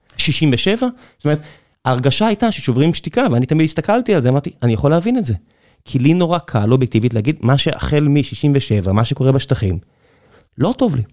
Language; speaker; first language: Hebrew; native; Hebrew